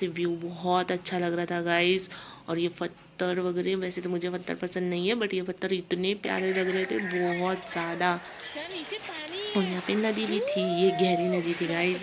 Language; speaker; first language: Hindi; native; Hindi